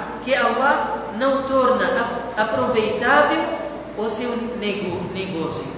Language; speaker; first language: Portuguese; non-native, fluent; Arabic